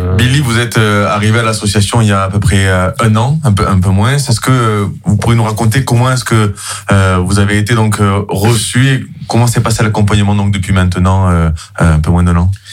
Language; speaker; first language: French; native; French